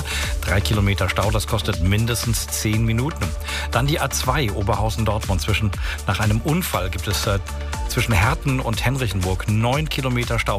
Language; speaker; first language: German; native; German